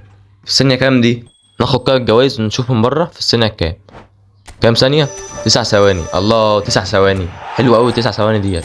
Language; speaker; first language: Arabic; native; Arabic